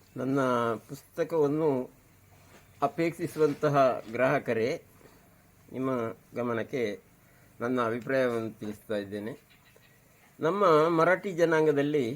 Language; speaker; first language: Kannada; non-native, local second language; Marathi